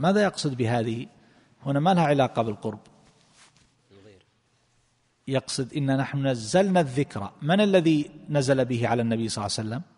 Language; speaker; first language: Arabic; native; Arabic